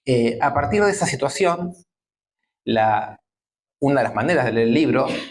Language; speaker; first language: Spanish; native; Spanish